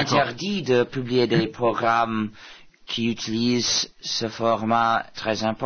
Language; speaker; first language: French; non-native, fluent; English